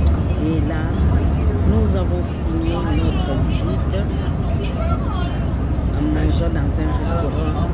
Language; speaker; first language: French; non-native, local second language; Lingala